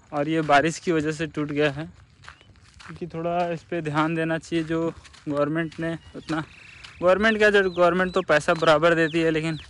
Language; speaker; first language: Hindi; native; Hindi